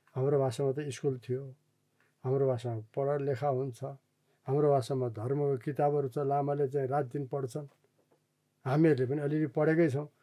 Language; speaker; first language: Nepali; non-native, local second language; Eastern Tamang